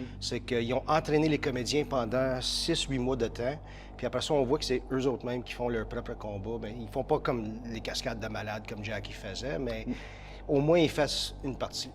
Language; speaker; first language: French; early bilingual, heritage; French